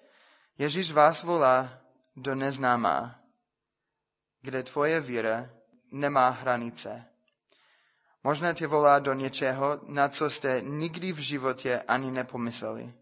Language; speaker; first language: Czech; non-native, fluent; English